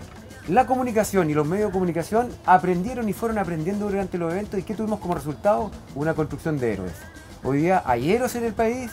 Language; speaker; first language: Spanish; native; Spanish